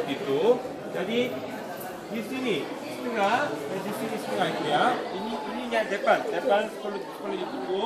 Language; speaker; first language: Indonesian; non-native, learner; Korean